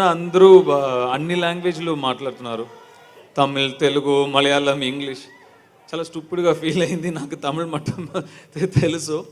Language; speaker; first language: Telugu; non-native, learner; Tamil